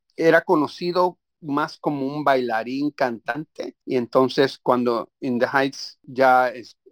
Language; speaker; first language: Spanish; native; Spanish